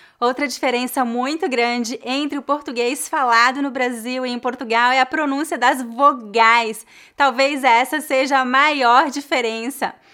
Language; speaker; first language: Portuguese; native; Portuguese